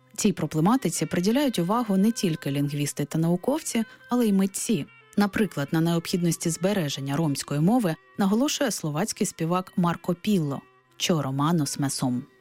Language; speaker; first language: Ukrainian; native; Ukrainian